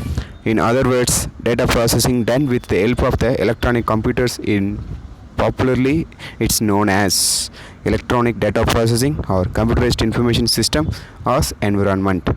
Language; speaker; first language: English; non-native, local second language; Tamil